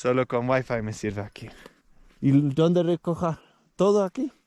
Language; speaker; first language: Spanish; non-native, learner; English